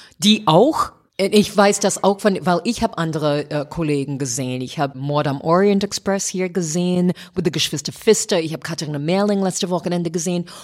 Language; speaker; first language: German; non-native, fluent; English